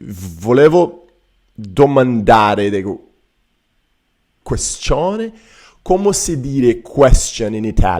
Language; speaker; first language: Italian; non-native, learner; Portuguese